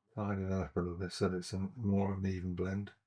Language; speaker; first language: English; native; English